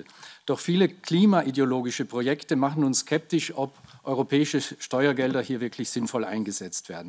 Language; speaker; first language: German; native; German